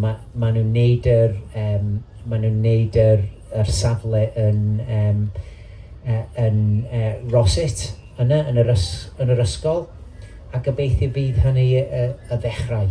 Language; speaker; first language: Welsh; non-native, local second language; English